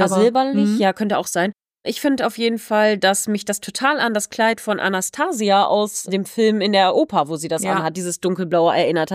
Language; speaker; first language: German; native; German